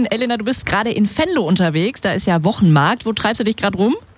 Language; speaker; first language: German; native; German